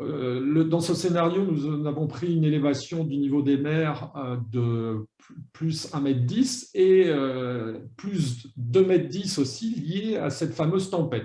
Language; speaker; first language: French; native; French